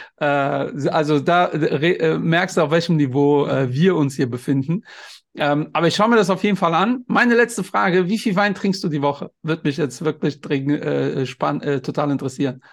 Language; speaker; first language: German; native; German